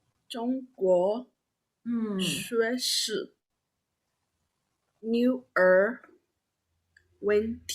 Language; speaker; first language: Chinese; non-native, learner; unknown